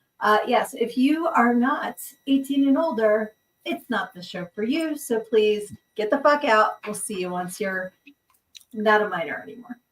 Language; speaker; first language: English; native; English